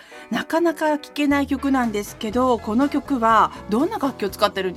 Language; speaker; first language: Japanese; native; Japanese